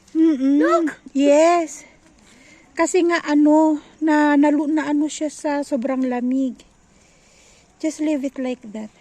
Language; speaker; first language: Filipino; non-native, local second language; Iloko